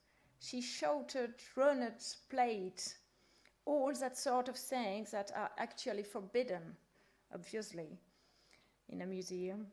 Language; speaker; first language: English; non-native, fluent; French